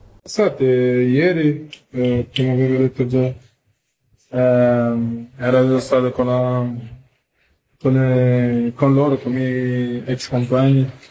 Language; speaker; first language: Italian; non-native, fluent; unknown